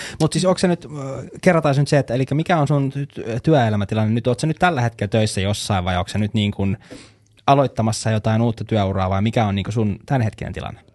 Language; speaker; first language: Finnish; native; Finnish